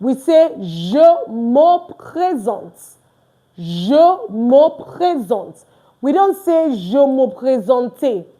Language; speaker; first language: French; non-native, fluent; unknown